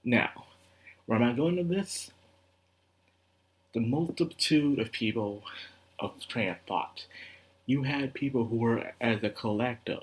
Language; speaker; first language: English; native; English